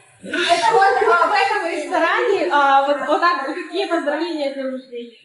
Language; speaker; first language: Russian; native; Russian